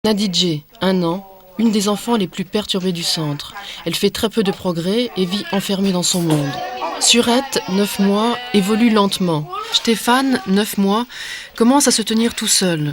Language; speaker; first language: French; native; French